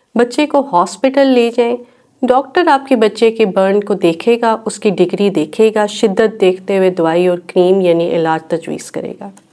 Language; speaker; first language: Urdu; native; Urdu